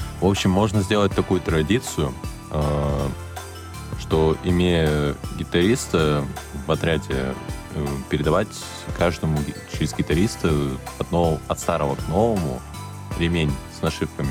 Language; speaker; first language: Russian; native; Russian